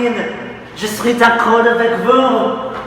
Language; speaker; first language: French; non-native, learner; English